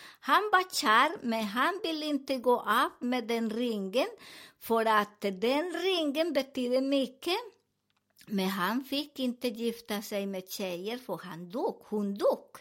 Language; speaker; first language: Swedish; non-native, learner; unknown